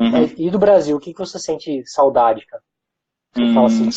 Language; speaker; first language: Portuguese; native; Portuguese